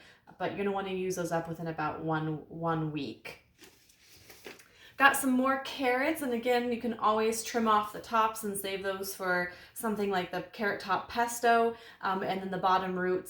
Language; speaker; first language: English; native; English